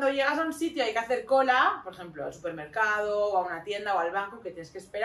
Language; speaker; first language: Spanish; native; Spanish